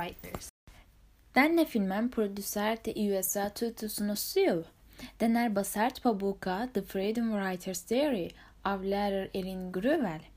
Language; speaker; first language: Norwegian; non-native, learner; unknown